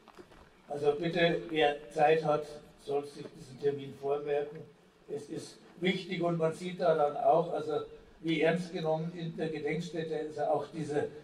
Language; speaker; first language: German; native; German